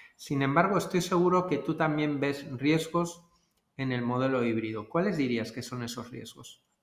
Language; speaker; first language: Spanish; native; Spanish